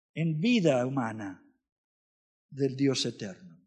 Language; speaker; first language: Spanish; non-native, fluent; English